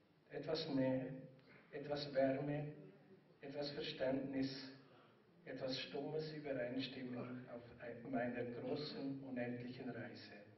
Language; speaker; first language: German; native; German